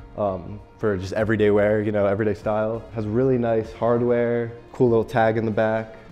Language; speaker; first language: English; native; English